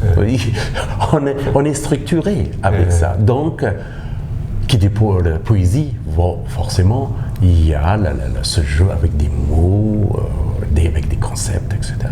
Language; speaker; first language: French; non-native, fluent; Persian